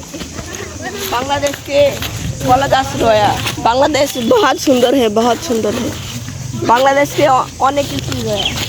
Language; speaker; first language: Hindi; non-native, learner; Bangla